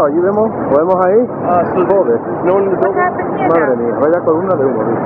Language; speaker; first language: Spanish; native; Spanish